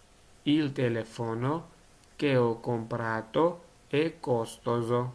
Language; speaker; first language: Italian; non-native, fluent; Georgian